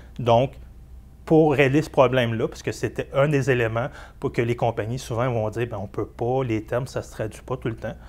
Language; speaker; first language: French; native; French